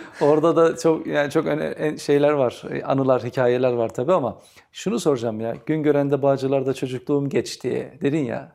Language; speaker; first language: Turkish; native; Turkish